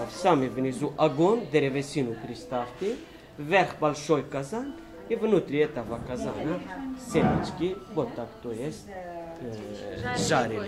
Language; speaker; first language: Russian; non-native, learner; Turkish